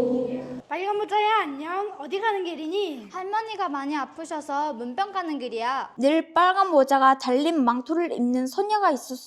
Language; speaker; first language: Korean; non-native, learner; Mongolian